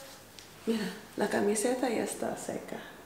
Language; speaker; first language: Spanish; non-native, learner; Filipino